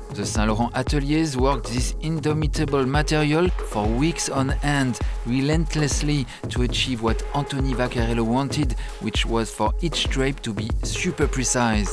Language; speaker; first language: English; non-native, fluent; French